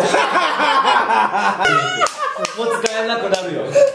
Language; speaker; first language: Japanese; non-native, fluent; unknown